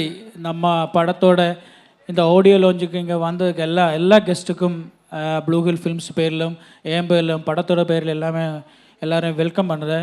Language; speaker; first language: Tamil; non-native, learner; Malayalam